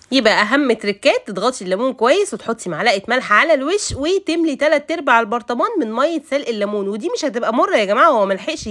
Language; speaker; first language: Arabic; native; Arabic